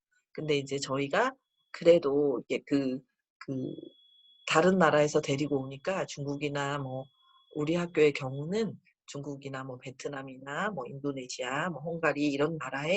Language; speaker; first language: Korean; native; Korean